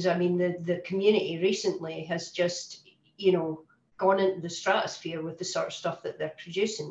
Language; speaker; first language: English; native; English